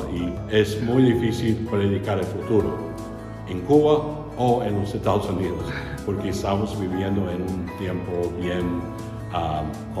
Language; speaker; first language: Spanish; non-native, fluent; English